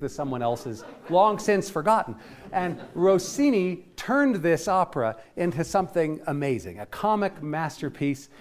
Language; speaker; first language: English; native; English